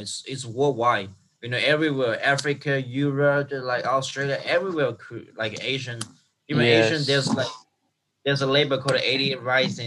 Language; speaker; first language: English; non-native, fluent; Chinese